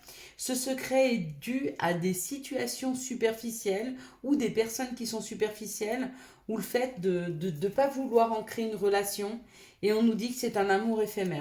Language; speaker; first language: French; native; French